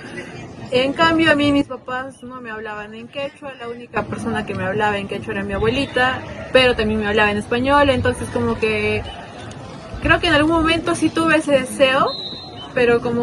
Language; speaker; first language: Spanish; native; Spanish